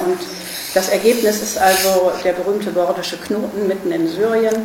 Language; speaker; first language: German; native; German